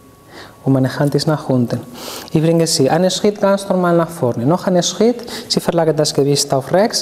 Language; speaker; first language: German; non-native, fluent; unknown